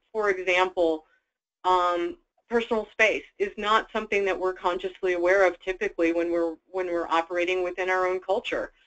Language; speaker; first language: English; native; English